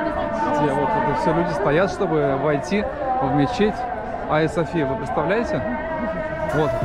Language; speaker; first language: Russian; native; Russian